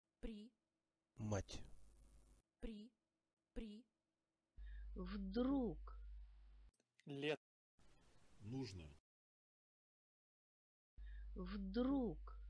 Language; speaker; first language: Russian; non-native, learner; English